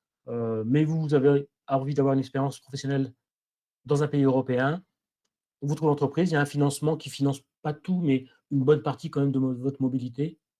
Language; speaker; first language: French; native; French